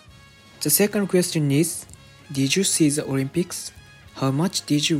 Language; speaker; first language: English; non-native, learner; Japanese